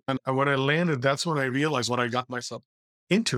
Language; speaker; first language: English; non-native, local second language; Bangla